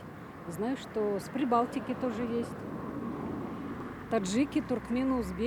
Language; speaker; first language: Russian; native; Russian